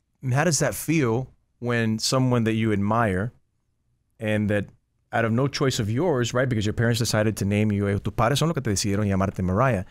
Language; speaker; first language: English; early bilingual, other home language; Spanish